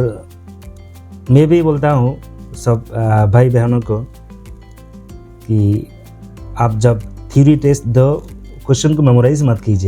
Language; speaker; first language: Hindi; non-native, fluent; Bangla